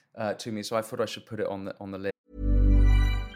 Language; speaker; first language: English; native; English